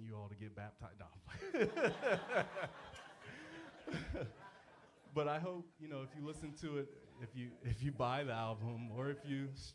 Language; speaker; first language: English; native; English